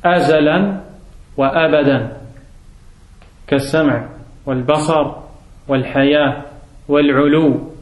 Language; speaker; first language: Arabic; non-native, fluent; French